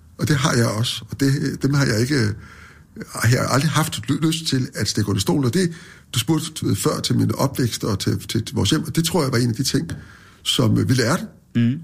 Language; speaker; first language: Danish; native; Danish